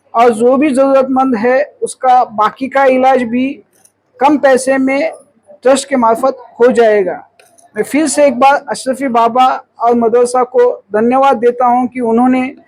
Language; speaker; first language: Hindi; non-native, local second language; Marathi